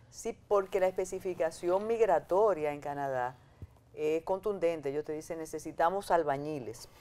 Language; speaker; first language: Spanish; native; Spanish